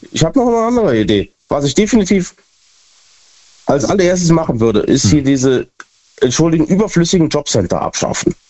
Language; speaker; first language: German; native; German